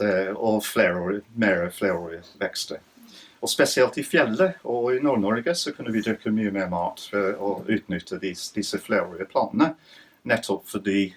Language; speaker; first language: Norwegian; non-native, fluent; English